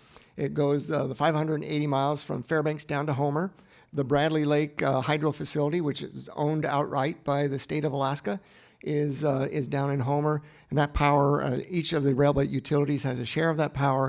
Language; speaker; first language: English; native; English